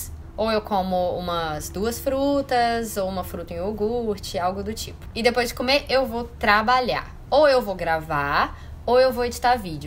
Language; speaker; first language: Portuguese; native; Portuguese